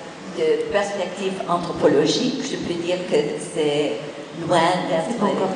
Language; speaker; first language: French; non-native, fluent; English